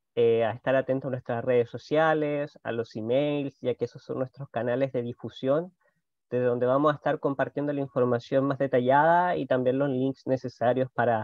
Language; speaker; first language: Spanish; native; Spanish